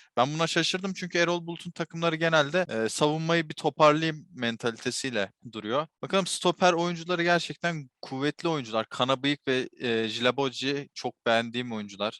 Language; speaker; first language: Turkish; native; Turkish